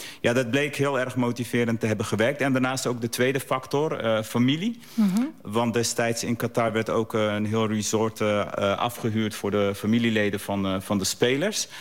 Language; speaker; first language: Dutch; early bilingual, other home language; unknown